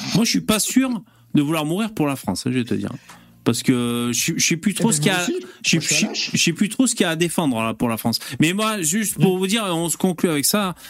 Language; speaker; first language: French; native; French